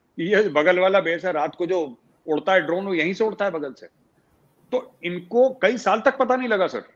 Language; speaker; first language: Hindi; native; Hindi